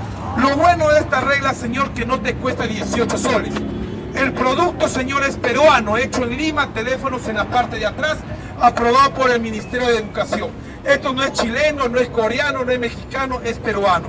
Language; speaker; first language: Spanish; native; Spanish